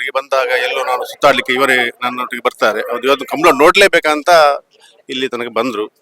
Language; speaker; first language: Kannada; native; Kannada